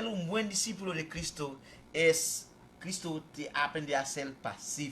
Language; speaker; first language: Spanish; non-native, fluent; Haitian Creole